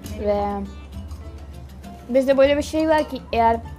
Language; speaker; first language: Turkish; non-native, learner; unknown